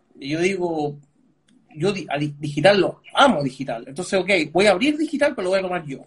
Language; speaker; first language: Spanish; early bilingual, other home language; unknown